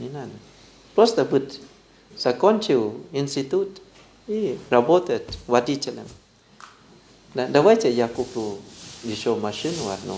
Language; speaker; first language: Russian; non-native, fluent; Thai